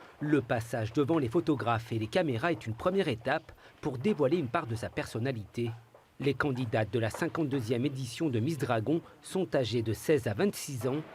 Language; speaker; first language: French; native; French